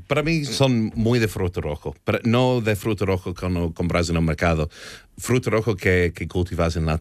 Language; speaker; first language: Spanish; non-native, learner; English